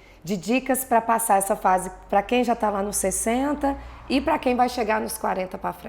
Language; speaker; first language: Portuguese; native; Portuguese